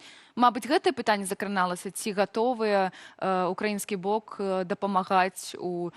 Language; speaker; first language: Belarusian; native; Belarusian